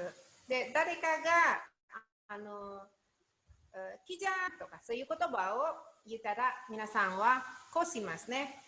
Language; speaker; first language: Japanese; non-native, learner; Indonesian